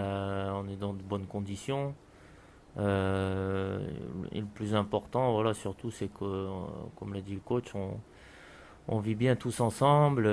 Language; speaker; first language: French; native; French